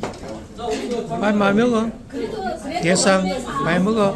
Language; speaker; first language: Korean; native; Korean